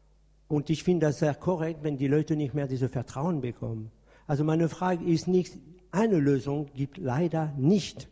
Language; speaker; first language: German; non-native, fluent; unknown